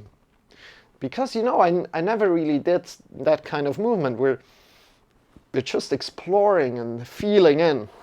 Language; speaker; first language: English; non-native, fluent; German